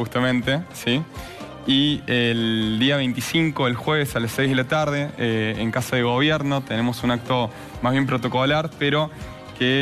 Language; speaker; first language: Spanish; native; Spanish